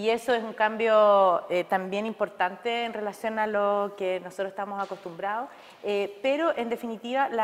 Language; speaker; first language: Spanish; native; Spanish